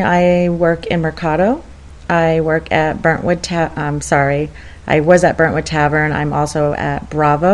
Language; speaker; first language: English; native; English